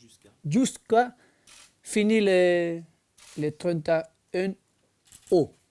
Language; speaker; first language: French; non-native, learner; Spanish